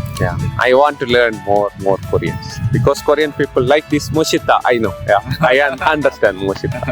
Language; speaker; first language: English; non-native, learner; Malayalam